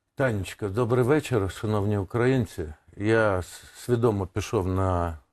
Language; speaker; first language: Ukrainian; non-native, local second language; Russian